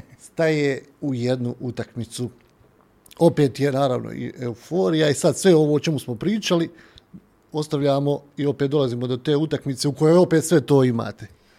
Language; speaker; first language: Bosnian; native; Bosnian